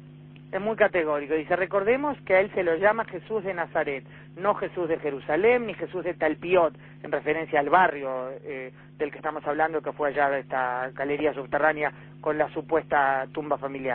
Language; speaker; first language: Spanish; native; Spanish